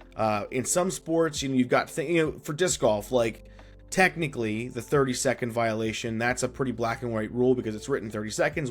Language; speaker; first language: English; native; English